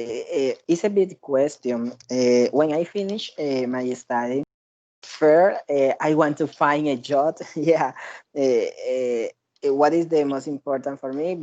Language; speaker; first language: English; non-native, learner; Spanish